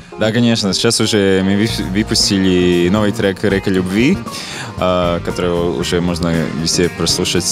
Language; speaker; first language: Russian; non-native, fluent; Latvian